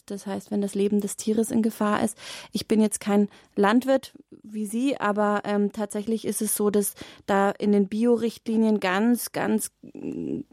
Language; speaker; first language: German; native; German